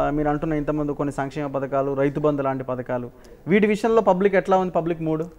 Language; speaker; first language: Telugu; native; Telugu